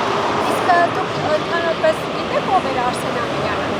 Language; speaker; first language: Armenian; native; Armenian